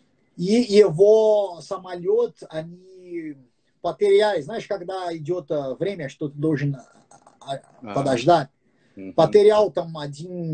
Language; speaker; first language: Russian; non-native, fluent; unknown